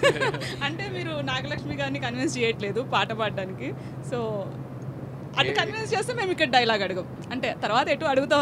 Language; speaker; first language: Telugu; native; Telugu